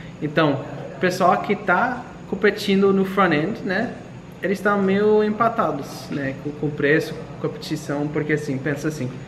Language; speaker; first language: Portuguese; non-native, fluent; English